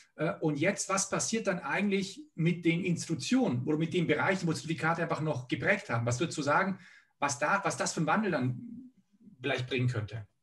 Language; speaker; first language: German; early bilingual, other home language; Serbian